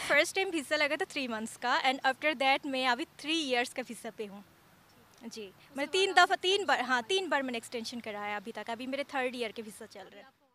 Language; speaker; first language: Hindi; non-native, fluent; Bangla